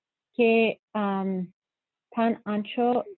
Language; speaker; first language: Spanish; non-native, fluent; English